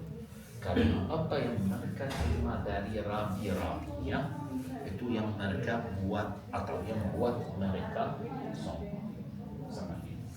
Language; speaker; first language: Indonesian; non-native, fluent; Arabic